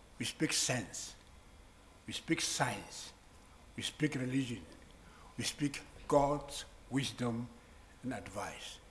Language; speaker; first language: English; non-native, local second language; Southern Sotho